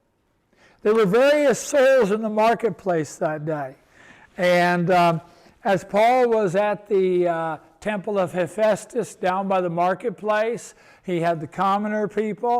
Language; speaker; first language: English; native; English